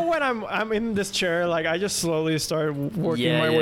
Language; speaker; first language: English; non-native, fluent; Spanish